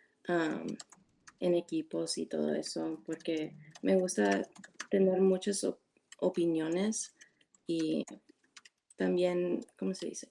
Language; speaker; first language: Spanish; non-native, learner; English